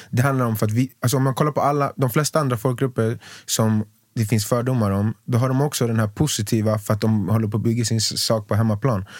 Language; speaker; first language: Swedish; early bilingual, other home language; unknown